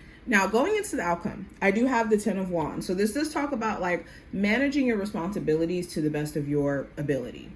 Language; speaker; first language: English; native; English